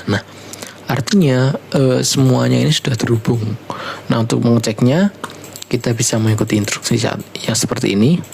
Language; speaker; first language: Indonesian; native; Indonesian